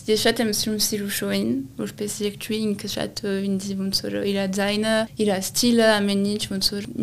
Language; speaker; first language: Armenian; early bilingual, heritage; Armenian